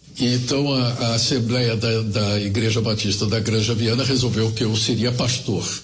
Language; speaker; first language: Portuguese; early bilingual, other home language; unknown